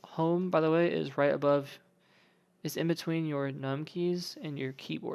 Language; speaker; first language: English; native; English